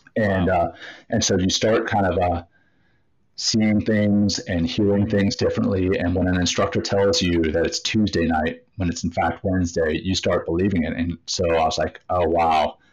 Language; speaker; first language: English; native; English